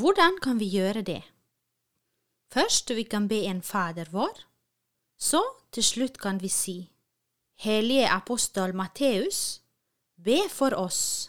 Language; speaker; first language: Norwegian; non-native, fluent; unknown